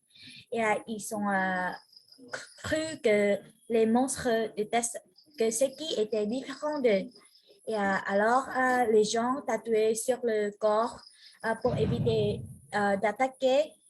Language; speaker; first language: French; non-native, learner; Vietnamese